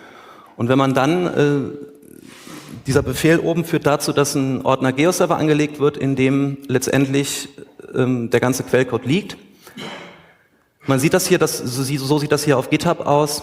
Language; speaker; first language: German; native; German